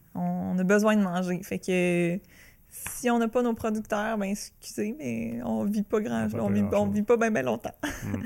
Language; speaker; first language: French; native; French